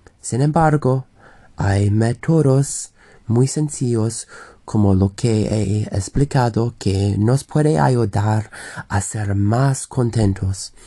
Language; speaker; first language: Spanish; non-native, learner; English